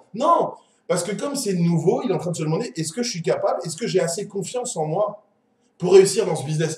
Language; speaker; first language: French; native; French